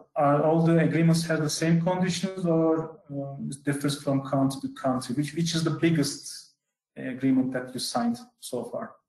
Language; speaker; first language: English; non-native, fluent; Turkish